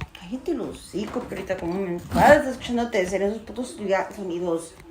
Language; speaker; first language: Spanish; early bilingual, other home language; English